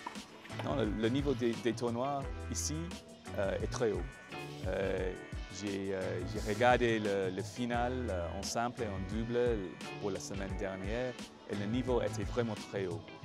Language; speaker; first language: French; non-native, fluent; English